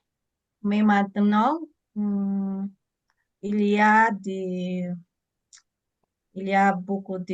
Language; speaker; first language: French; non-native, learner; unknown